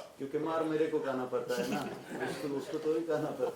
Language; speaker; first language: Hindi; non-native, fluent; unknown